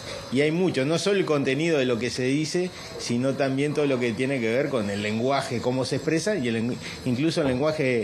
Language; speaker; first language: Spanish; native; Spanish